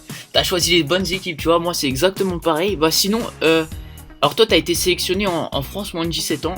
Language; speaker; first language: French; native; French